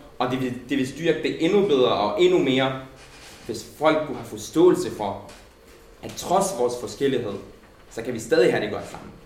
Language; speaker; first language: Danish; early bilingual, other home language; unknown